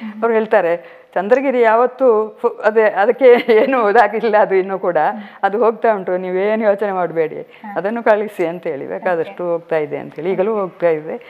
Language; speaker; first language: Kannada; non-native, local second language; Malayalam